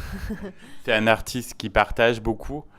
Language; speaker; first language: French; native; French